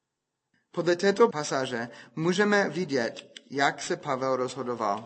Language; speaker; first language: Czech; non-native, fluent; English